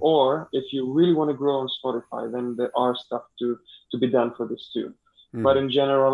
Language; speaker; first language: English; non-native, fluent; Greek